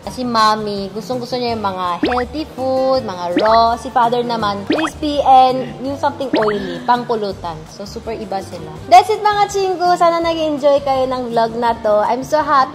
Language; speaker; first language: Filipino; non-native, fluent; Korean